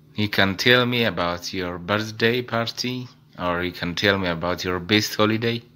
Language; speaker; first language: English; non-native, fluent; Amharic